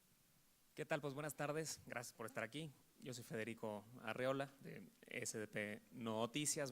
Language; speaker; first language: Spanish; native; Spanish